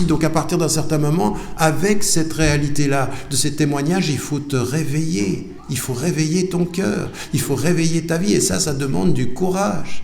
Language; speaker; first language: French; native; French